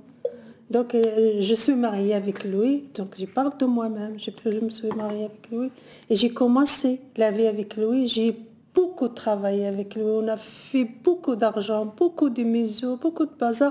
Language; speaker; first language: French; non-native, learner; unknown